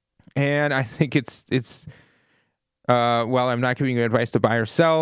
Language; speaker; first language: English; native; English